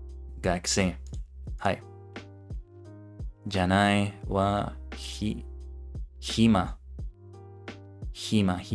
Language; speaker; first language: Japanese; non-native, learner; English